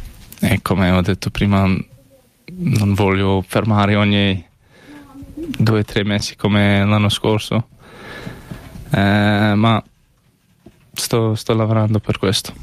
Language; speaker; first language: Italian; non-native, learner; English